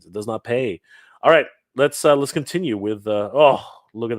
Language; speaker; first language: English; native; English